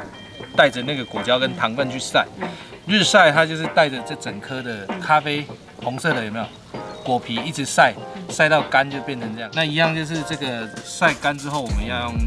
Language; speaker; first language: Chinese; native; Chinese